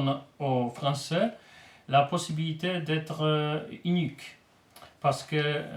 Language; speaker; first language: French; non-native, learner; Polish